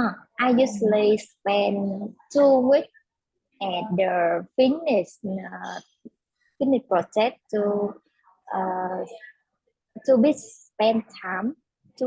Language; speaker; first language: English; non-native, learner; Vietnamese